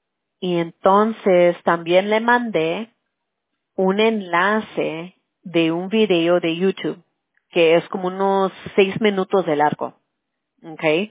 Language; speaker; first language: Spanish; early bilingual, heritage; English